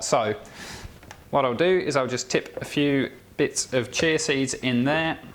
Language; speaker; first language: English; native; English